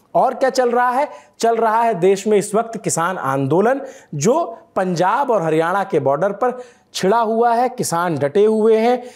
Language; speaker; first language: Hindi; native; Hindi